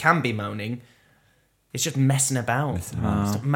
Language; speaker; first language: English; native; English